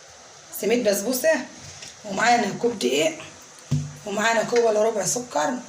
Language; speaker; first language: Arabic; native; Arabic